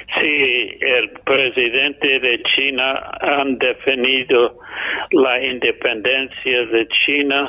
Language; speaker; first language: Spanish; non-native, fluent; English